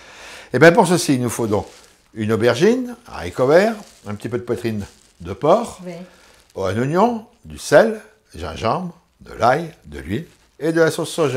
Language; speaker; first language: French; native; French